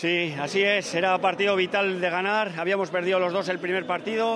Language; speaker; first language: Spanish; native; Spanish